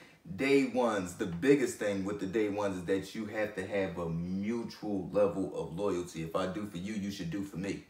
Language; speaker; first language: English; native; English